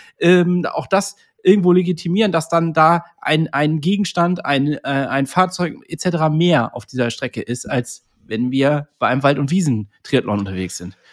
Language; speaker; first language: German; native; German